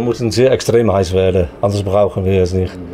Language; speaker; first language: German; non-native, learner; Dutch